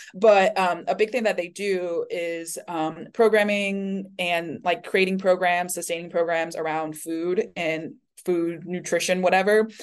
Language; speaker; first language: English; early bilingual, other home language; Chinese